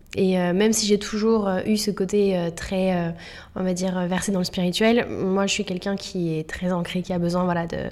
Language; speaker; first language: French; native; French